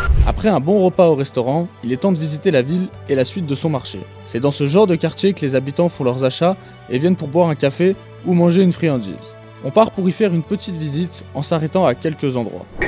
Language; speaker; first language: French; native; French